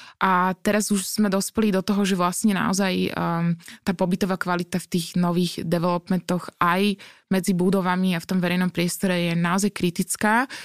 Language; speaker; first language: Slovak; native; Slovak